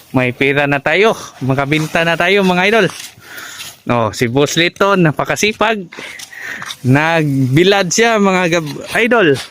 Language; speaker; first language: Filipino; non-native, local second language; Cebuano